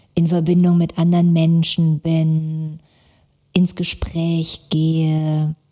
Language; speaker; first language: German; native; German